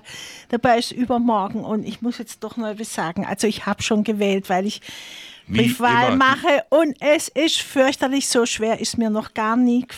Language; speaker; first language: German; native; German